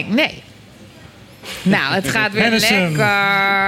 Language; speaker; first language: Dutch; native; Dutch